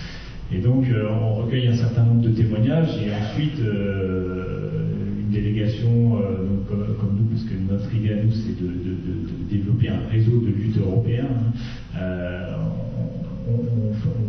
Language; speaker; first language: French; native; French